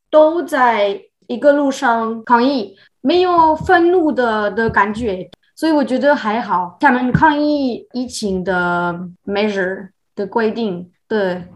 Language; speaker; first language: Chinese; non-native, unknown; French